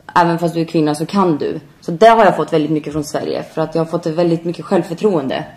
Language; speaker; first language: Swedish; early bilingual, other home language; Albanian